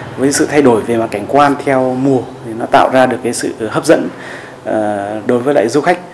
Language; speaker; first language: Vietnamese; native; Vietnamese